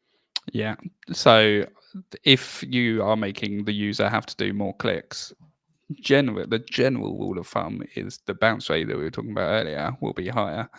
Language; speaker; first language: English; native; English